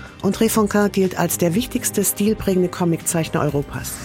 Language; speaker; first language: German; native; German